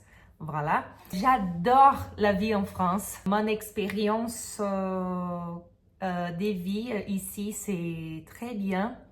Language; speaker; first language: French; non-native, fluent; Portuguese